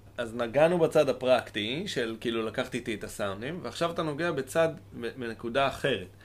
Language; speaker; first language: Hebrew; native; Hebrew